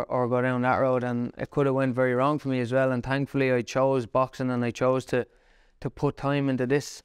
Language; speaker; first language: English; native; English